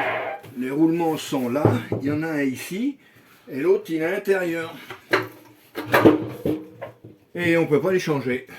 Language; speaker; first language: French; native; French